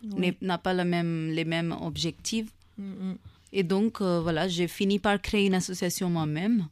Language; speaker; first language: French; non-native, fluent; Hindi